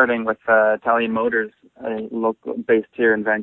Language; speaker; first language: English; native; English